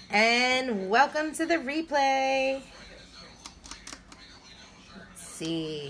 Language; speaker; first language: English; native; English